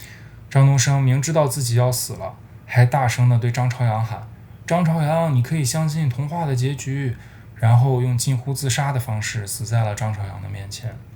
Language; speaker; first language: Chinese; native; Chinese